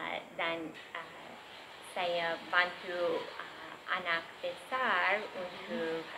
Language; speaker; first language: Indonesian; non-native, learner; English